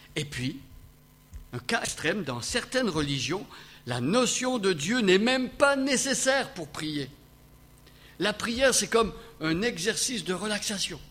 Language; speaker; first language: French; native; French